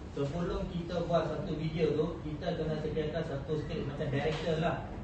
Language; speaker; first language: Malay; non-native, local second language; Tamil